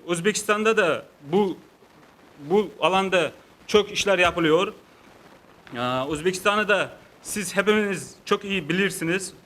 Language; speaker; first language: Turkish; non-native, learner; Uzbek